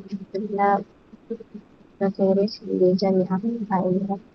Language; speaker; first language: Arabic; non-native, learner; Malay